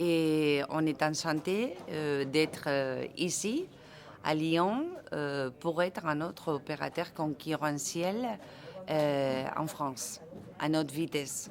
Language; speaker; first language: French; non-native, fluent; Spanish